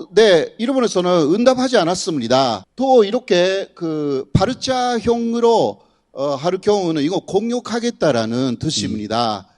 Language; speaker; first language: Korean; non-native, fluent; Japanese